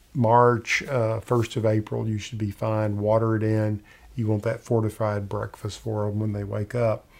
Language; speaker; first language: English; native; English